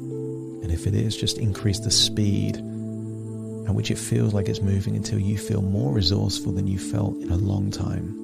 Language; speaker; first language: English; native; English